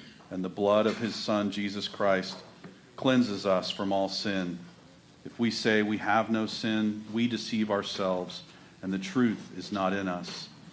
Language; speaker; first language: English; native; English